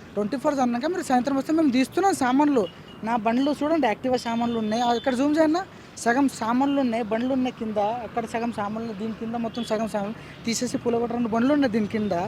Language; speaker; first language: Telugu; native; Telugu